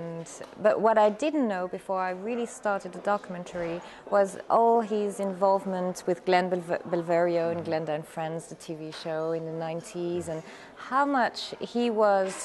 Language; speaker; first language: English; non-native, fluent; French